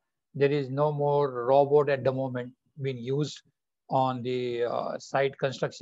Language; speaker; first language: English; non-native, local second language; Bangla